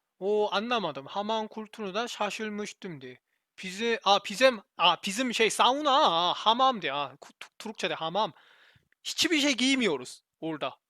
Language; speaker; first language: Turkish; non-native, learner; Korean